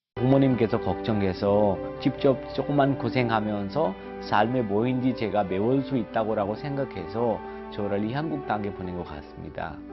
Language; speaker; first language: Korean; non-native, fluent; Hindi